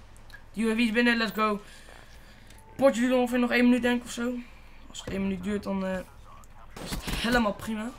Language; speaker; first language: Dutch; native; Dutch